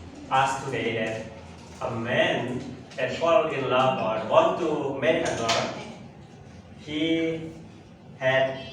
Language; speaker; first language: English; non-native, learner; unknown